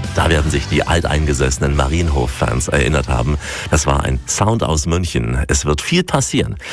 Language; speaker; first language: German; native; German